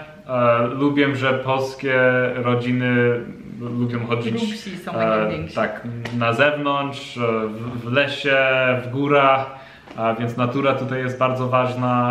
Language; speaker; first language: Polish; non-native, learner; English